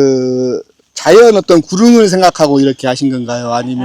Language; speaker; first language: Korean; native; Korean